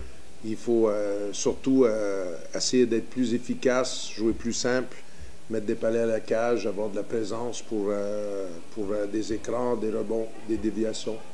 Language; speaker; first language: French; native; French